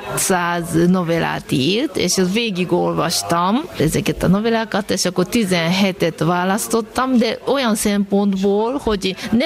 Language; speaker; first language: Hungarian; non-native, fluent; Japanese